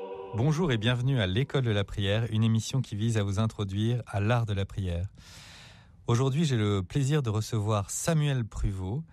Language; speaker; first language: French; native; French